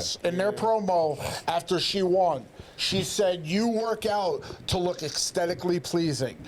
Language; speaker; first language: English; native; English